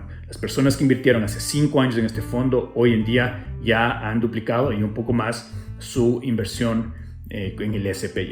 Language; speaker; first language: Spanish; native; Spanish